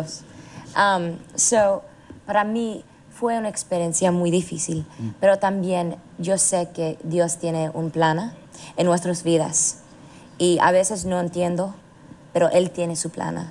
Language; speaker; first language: Spanish; non-native, learner; English